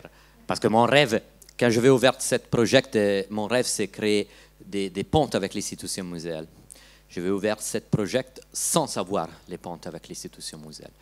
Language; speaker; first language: French; non-native, learner; Italian